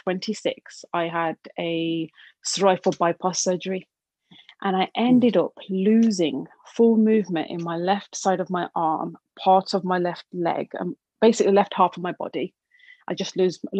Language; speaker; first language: English; native; English